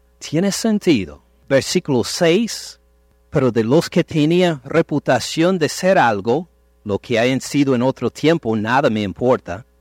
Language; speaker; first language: Spanish; non-native, fluent; English